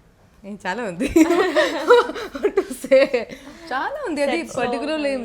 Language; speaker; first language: Telugu; non-native, learner; Malayalam